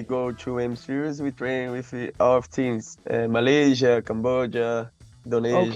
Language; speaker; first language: English; non-native, learner; Portuguese